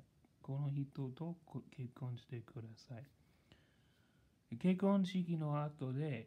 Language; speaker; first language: Japanese; non-native, learner; English